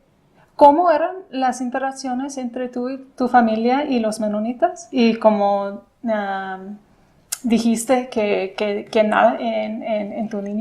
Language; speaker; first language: Spanish; non-native, fluent; English